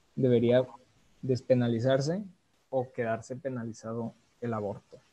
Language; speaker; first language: Spanish; native; Spanish